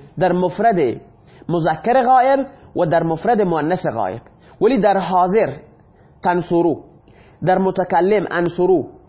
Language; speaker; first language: Persian; non-native, local second language; Baluchi